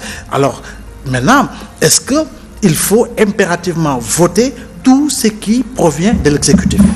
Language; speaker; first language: French; non-native, local second language; Wolof